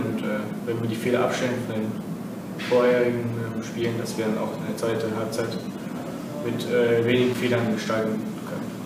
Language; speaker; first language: German; native; German